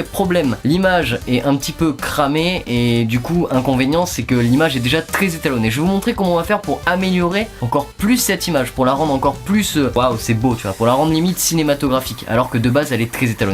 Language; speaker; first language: French; native; French